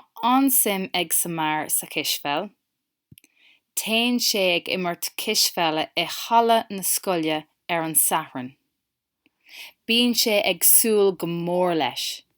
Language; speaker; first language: Irish; non-native, local second language; English